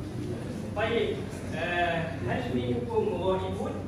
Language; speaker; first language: Arabic; non-native, learner; Malay